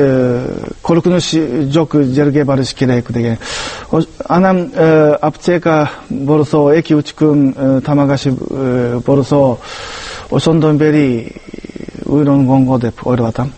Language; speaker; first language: Kyrgyz; non-native, fluent; Japanese